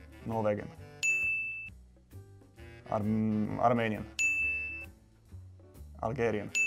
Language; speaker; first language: German; non-native, fluent; Finnish